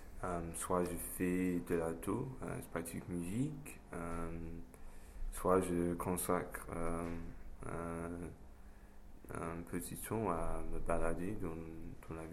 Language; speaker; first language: French; non-native, fluent; English